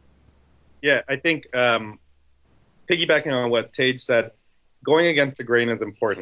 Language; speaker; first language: English; native; English